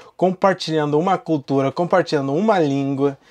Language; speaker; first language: Portuguese; non-native, fluent; English